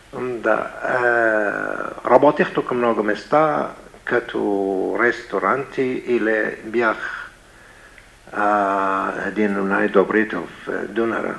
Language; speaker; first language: Bulgarian; non-native, learner; Arabic